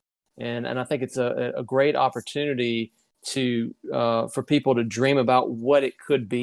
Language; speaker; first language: English; native; English